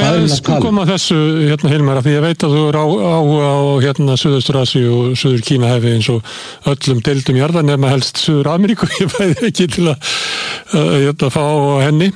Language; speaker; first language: Icelandic; native; Icelandic